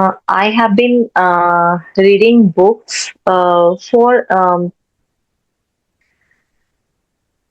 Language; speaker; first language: English; non-native, learner; Hindi